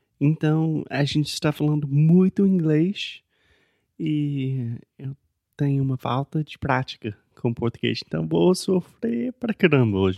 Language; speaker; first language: Portuguese; non-native, fluent; English